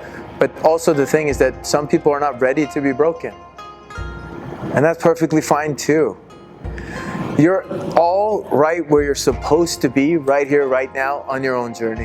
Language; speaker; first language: English; native; English